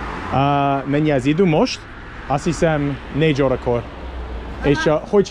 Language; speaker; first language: Hungarian; non-native, learner; English